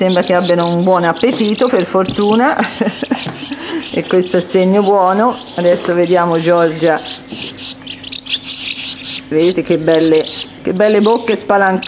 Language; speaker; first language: Italian; native; Italian